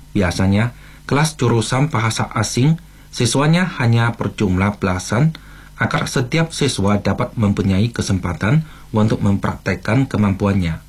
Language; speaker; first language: Malay; non-native, fluent; Chinese